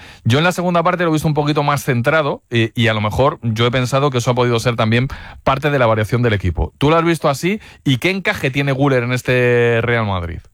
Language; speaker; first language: Spanish; native; Spanish